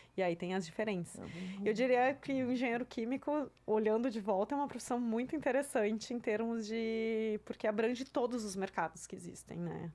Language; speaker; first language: Portuguese; non-native, local second language; German